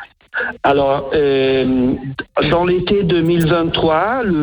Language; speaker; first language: French; non-native, fluent; Italian